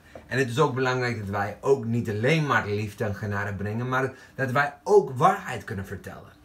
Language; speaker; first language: Dutch; non-native, fluent; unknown